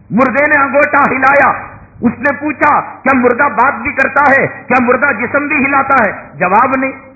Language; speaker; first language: Urdu; native; Urdu